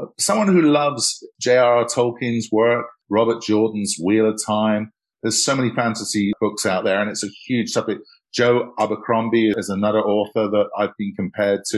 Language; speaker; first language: English; native; English